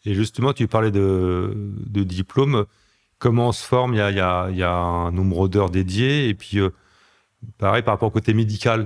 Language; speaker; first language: French; native; French